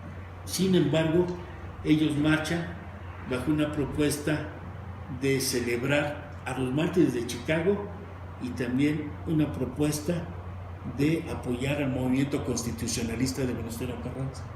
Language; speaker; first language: Spanish; native; Spanish